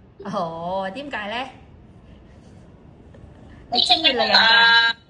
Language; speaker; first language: Cantonese; native; Cantonese